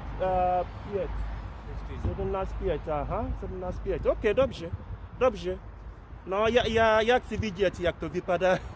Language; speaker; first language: Czech; non-native, learner; English